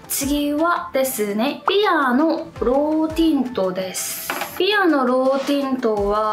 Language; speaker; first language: Japanese; non-native, fluent; Korean